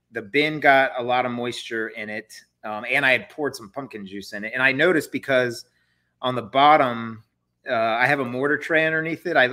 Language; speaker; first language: English; native; English